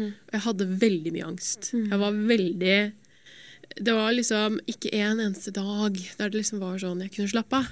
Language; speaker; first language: Norwegian; native; Norwegian